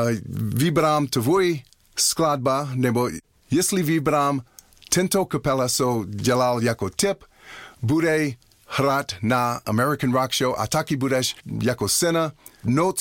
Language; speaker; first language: Czech; non-native, fluent; English